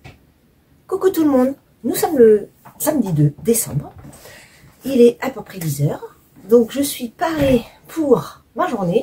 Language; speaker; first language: French; native; French